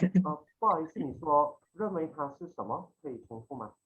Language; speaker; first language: Chinese; native; Chinese